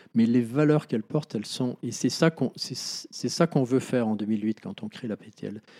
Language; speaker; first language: French; native; French